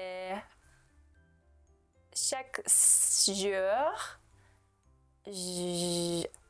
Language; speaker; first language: French; non-native, learner; English